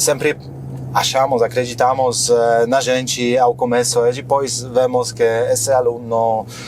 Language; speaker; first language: Portuguese; non-native, fluent; Polish